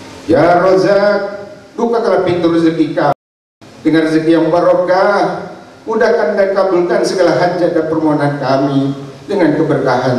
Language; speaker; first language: Indonesian; native; Indonesian